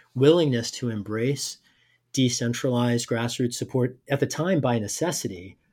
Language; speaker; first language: English; native; English